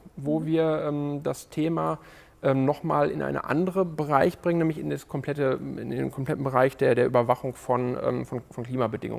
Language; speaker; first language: German; native; German